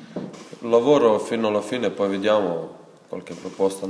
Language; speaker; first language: Italian; non-native, fluent; Serbian